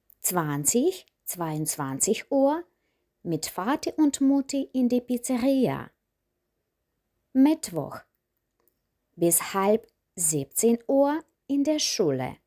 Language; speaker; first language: German; non-native, fluent; Ukrainian